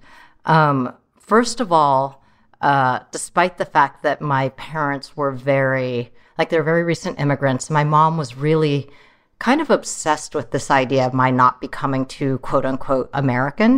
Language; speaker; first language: English; early bilingual, other home language; Chinese